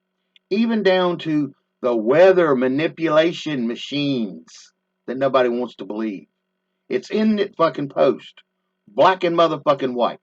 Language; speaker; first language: English; native; English